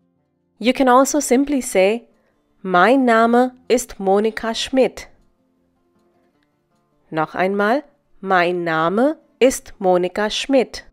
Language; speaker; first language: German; non-native, fluent; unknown